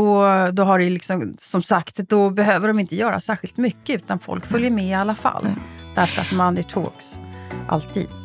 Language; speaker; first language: Swedish; native; Swedish